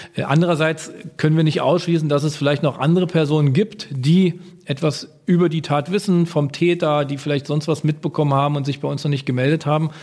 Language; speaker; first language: German; native; German